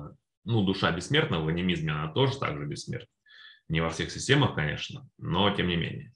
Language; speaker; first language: Russian; native; Russian